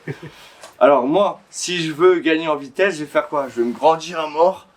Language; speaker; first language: French; native; French